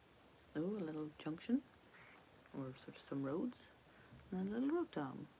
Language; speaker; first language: English; native; English